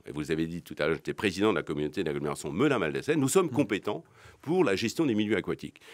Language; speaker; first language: French; native; French